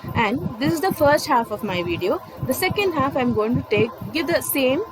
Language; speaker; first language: English; non-native, local second language; Malayalam